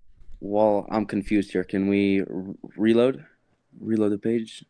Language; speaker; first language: English; native; English